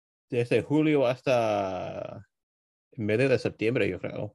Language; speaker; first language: Spanish; early bilingual, other home language; English